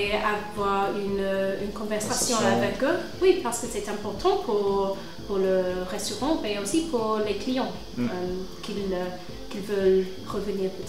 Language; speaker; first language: French; non-native, fluent; English